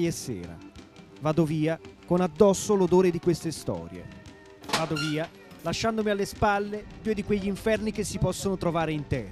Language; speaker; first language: Italian; native; Italian